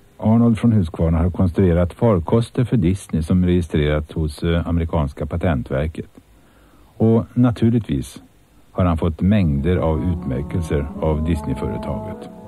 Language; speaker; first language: Swedish; native; Swedish